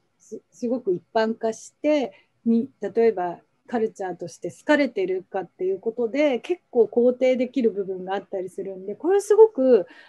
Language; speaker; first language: Japanese; native; Japanese